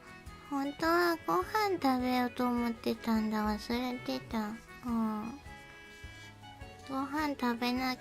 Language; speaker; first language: Japanese; native; Japanese